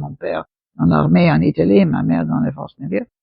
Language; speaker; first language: French; non-native, local second language; English